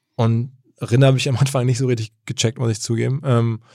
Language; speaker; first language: German; native; German